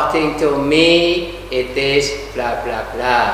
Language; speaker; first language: English; non-native, fluent; Indonesian